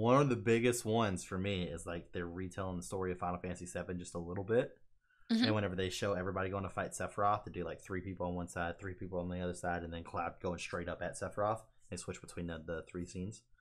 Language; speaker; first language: English; native; English